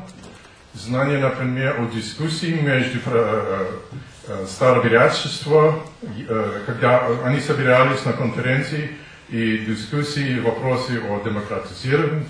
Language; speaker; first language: Russian; non-native, learner; English